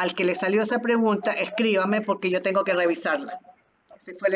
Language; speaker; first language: Spanish; native; Spanish